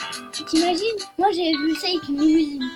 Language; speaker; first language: French; native; French